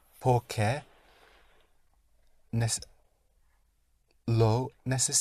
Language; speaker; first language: Spanish; non-native, learner; English